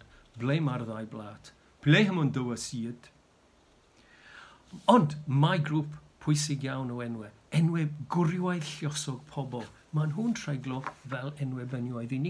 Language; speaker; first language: Welsh; native; Welsh